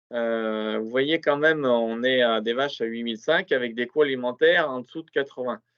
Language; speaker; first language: French; native; French